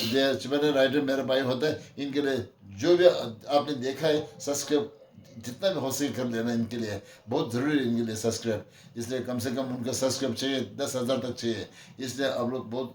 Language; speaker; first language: Hindi; non-native, local second language; Tibetan